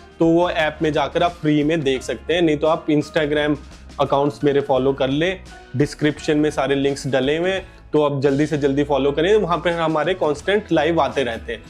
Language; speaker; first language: Hindi; native; Hindi